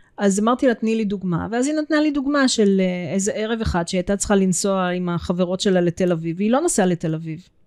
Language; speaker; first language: Hebrew; early bilingual, other home language; Russian